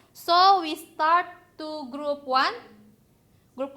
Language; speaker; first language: English; non-native, learner; Indonesian